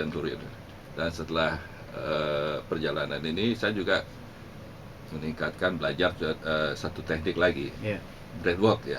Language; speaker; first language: Indonesian; non-native, local second language; Javanese